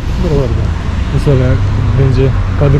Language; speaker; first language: Turkish; non-native, learner; Bashkir